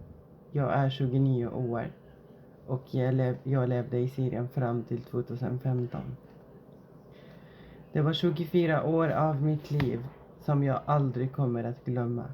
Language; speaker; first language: Swedish; non-native, fluent; Arabic